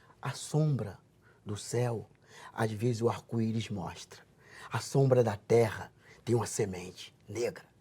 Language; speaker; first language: Portuguese; native; Portuguese